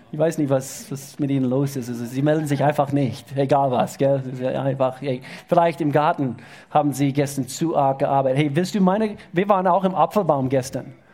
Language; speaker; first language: German; non-native, fluent; English